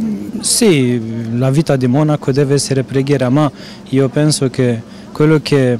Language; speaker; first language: Italian; non-native, fluent; Romanian